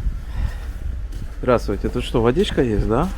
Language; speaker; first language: Russian; non-native, fluent; English